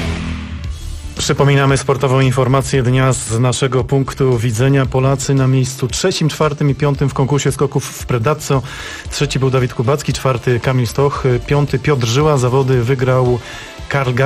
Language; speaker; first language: Polish; native; Polish